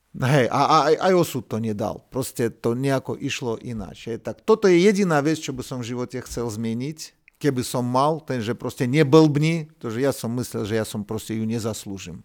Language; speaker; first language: Slovak; non-native, fluent; Russian